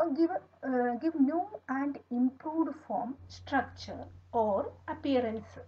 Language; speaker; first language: English; non-native, local second language; Malayalam